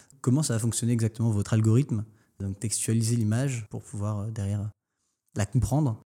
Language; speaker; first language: French; native; French